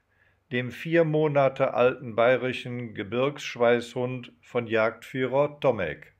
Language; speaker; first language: German; native; German